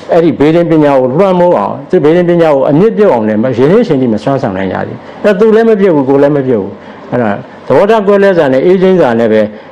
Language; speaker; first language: Burmese; native; Burmese